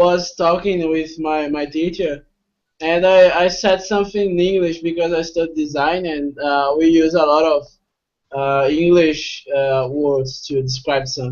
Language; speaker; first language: English; non-native, fluent; Portuguese